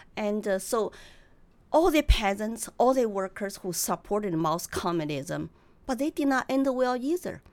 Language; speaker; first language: English; non-native, fluent; Chinese